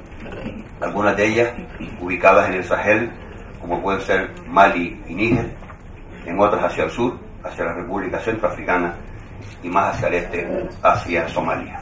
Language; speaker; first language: Spanish; native; Spanish